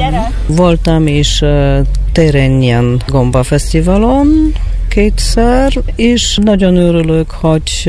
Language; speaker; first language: Hungarian; non-native, learner; Polish